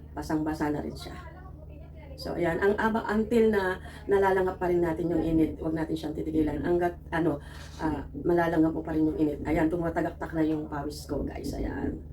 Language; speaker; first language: Filipino; native; Filipino